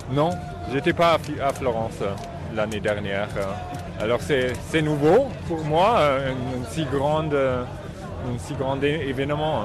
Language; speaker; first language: French; non-native, fluent; German